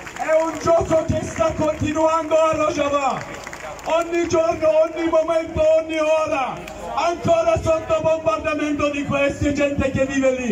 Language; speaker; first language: Italian; non-native, learner; Kurdish